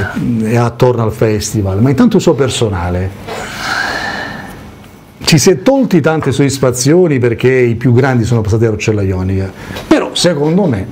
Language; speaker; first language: Italian; native; Italian